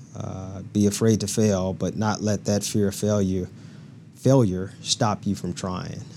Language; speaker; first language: English; native; English